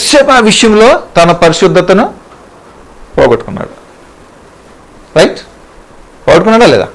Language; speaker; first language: Telugu; native; Telugu